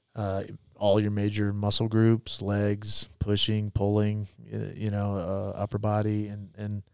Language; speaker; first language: English; native; English